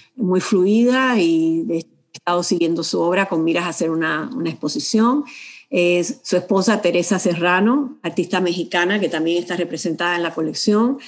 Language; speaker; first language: Spanish; native; Spanish